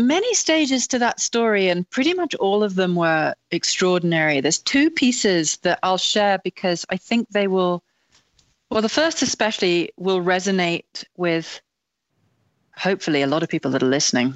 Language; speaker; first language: English; native; English